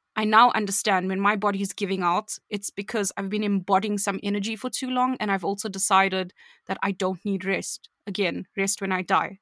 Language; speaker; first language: English; native; English